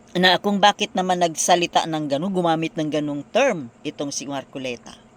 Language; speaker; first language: Filipino; non-native, local second language; Bikol